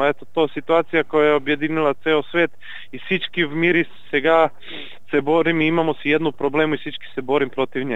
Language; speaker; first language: Bulgarian; non-native, learner; Serbian